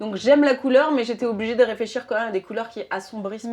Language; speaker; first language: French; native; French